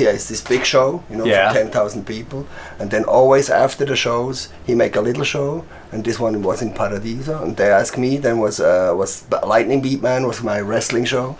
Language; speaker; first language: English; non-native, fluent; Swiss German